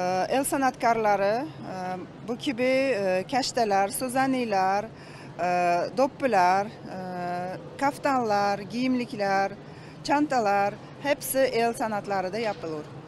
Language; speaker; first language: Turkish; non-native, learner; Uzbek